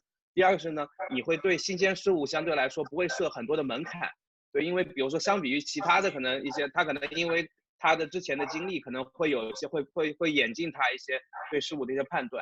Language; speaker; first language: Chinese; native; Chinese